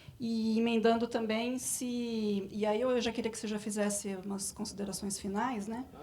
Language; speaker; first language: Portuguese; native; Portuguese